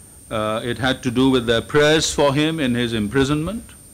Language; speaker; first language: English; non-native, local second language; Urdu